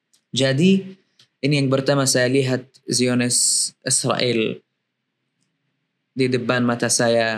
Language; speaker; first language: Indonesian; non-native, learner; Arabic